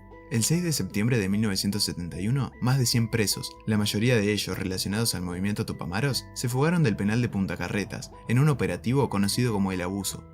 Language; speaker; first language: Spanish; native; Spanish